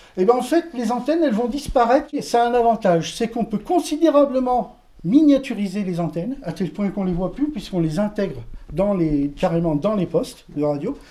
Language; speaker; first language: French; native; French